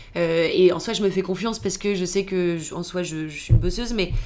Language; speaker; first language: French; native; French